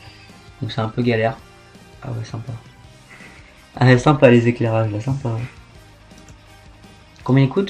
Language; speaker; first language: French; native; French